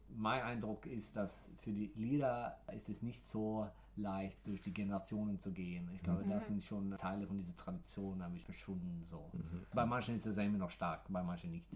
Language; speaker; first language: German; non-native, fluent; Swedish